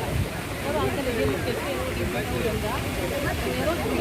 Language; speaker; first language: Arabic; native; Arabic